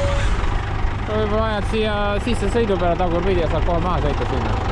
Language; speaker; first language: Estonian; native; Estonian